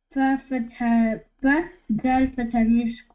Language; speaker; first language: Arabic; non-native, learner; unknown